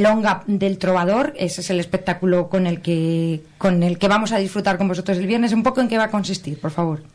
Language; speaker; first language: Spanish; native; Spanish